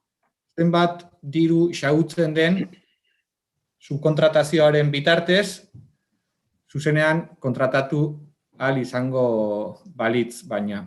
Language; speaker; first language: Basque; native; Basque